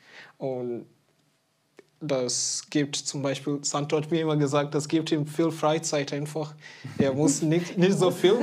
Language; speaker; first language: German; non-native, fluent; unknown